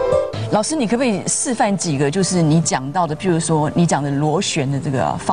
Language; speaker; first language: Chinese; native; Chinese